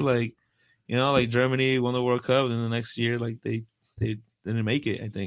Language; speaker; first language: English; early bilingual, other home language; Spanish